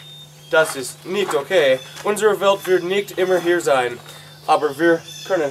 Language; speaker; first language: German; non-native, learner; English